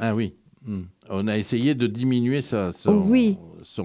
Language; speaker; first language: French; native; French